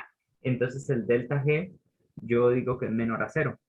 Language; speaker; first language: Spanish; native; Spanish